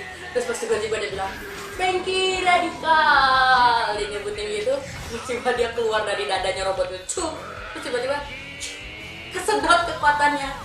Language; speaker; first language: Indonesian; native; Indonesian